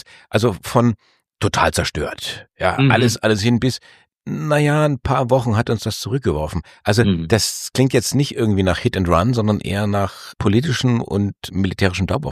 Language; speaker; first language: German; native; German